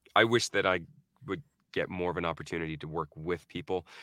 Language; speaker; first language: English; early bilingual, other home language; Norwegian